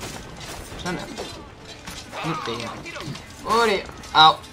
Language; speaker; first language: Danish; native; Danish